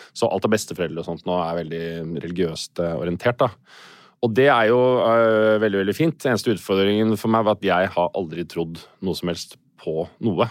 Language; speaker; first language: Norwegian; native; Norwegian